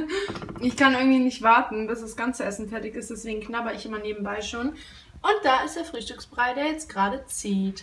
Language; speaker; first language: German; native; German